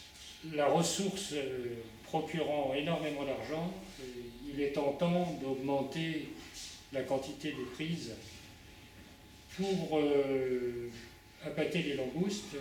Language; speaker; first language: French; native; French